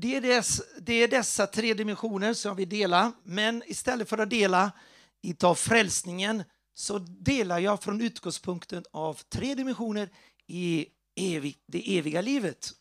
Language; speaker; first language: Swedish; non-native, fluent; Portuguese